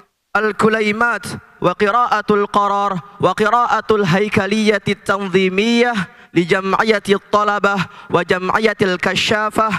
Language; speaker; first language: Arabic; non-native, learner; Indonesian